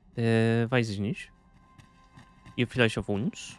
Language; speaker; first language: German; native; German